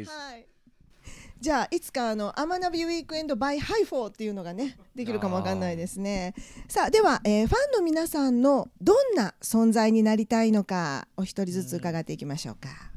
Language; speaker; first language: Japanese; native; Japanese